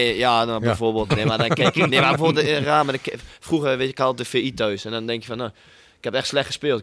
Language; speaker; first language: Dutch; native; Dutch